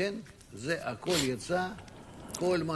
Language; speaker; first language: Hebrew; non-native, fluent; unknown